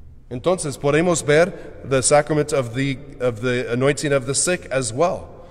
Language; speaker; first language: English; native; English